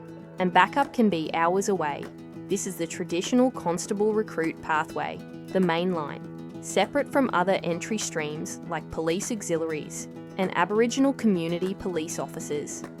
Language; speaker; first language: English; native; English